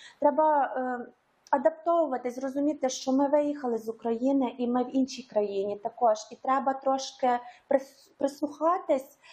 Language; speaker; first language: Ukrainian; native; Ukrainian